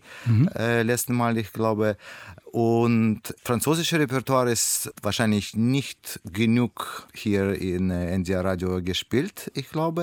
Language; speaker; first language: German; non-native, learner; Russian